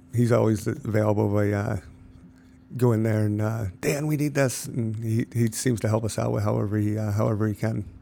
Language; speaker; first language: English; native; English